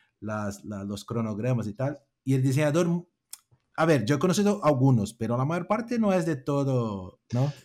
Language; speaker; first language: Spanish; non-native, fluent; Portuguese